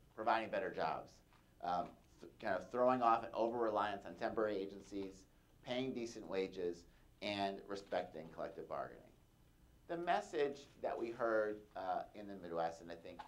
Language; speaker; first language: English; native; English